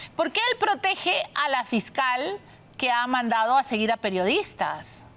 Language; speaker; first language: Spanish; native; Spanish